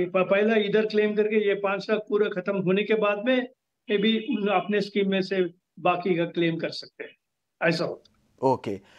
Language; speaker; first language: Hindi; non-native, local second language; Telugu